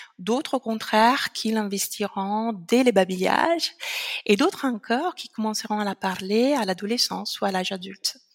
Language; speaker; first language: French; non-native, fluent; Italian